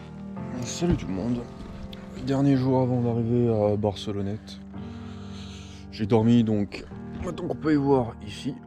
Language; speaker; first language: French; native; French